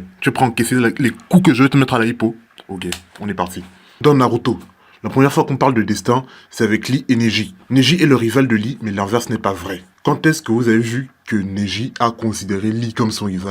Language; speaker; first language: French; native; French